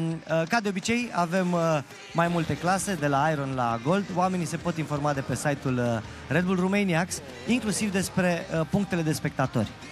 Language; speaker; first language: Romanian; native; Romanian